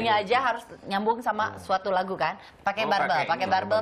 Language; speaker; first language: Indonesian; native; Indonesian